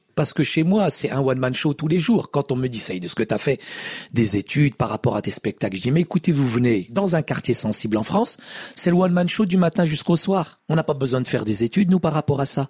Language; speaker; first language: French; early bilingual, other home language; Arabic